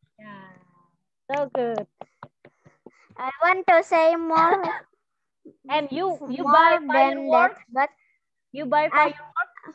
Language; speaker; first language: English; non-native, learner; Indonesian